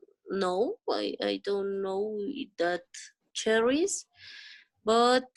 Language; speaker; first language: English; non-native, learner; Spanish